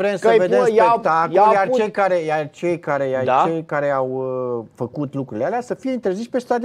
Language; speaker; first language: Romanian; native; Romanian